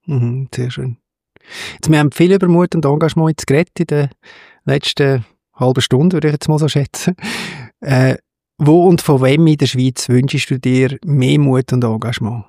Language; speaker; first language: German; native; German